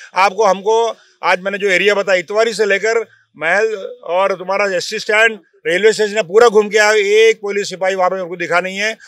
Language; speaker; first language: Hindi; non-native, local second language; Marathi